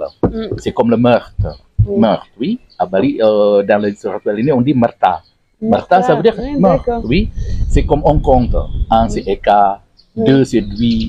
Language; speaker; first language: French; non-native, learner; Indonesian